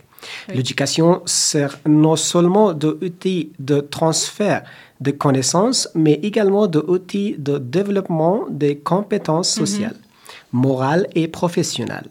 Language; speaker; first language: French; non-native, fluent; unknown